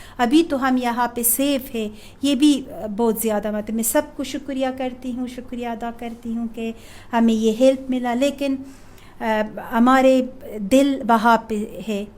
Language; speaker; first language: Hindi; non-native, fluent; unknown